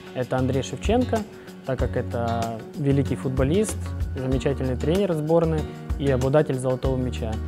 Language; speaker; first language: Russian; native; Russian